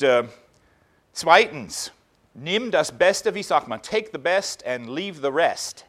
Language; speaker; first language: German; non-native, fluent; English